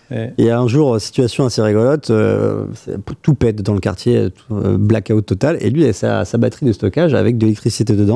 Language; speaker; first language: French; native; French